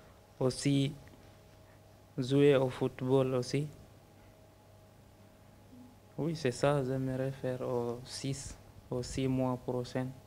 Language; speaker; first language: French; non-native, learner; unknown